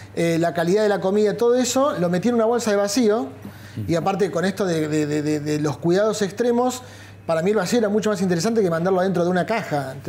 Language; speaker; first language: Spanish; native; Spanish